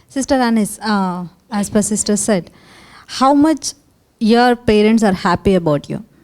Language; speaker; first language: English; non-native, local second language; Kannada